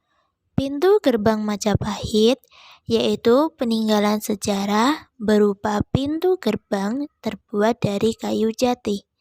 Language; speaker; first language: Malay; non-native, local second language; Javanese